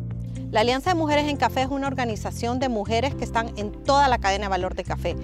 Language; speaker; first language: Spanish; native; Spanish